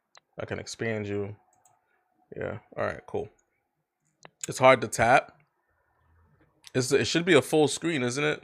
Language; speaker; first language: English; native; English